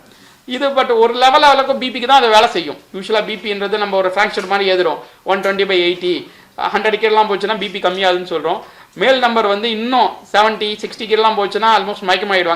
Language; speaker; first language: Tamil; native; Tamil